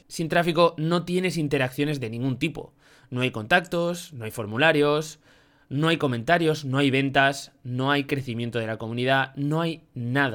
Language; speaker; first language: Spanish; native; Spanish